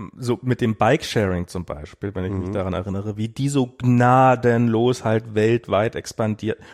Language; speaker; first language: German; native; German